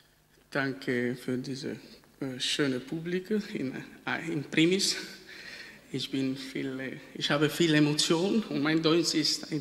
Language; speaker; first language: German; non-native, learner; Albanian